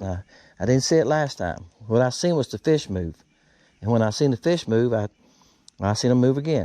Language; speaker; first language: English; native; English